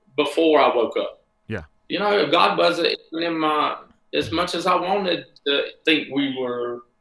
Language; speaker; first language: English; native; English